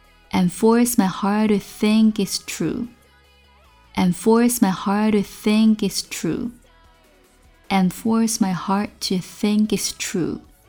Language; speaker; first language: English; non-native, fluent; Chinese